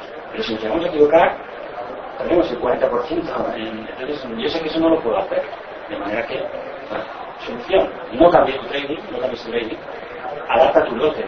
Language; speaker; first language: Spanish; native; Spanish